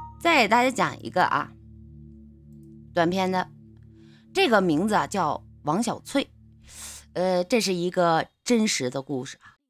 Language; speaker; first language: Chinese; native; Chinese